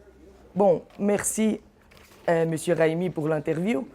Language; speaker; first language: French; non-native, fluent; Portuguese